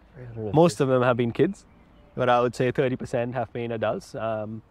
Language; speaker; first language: English; non-native, local second language; Hindi